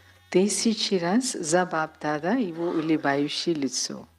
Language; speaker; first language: Russian; non-native, learner; Hindi